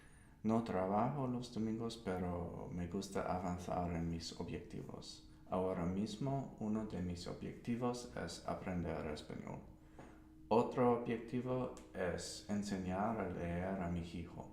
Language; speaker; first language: Spanish; non-native, learner; English